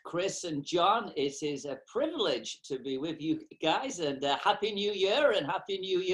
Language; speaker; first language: English; native; English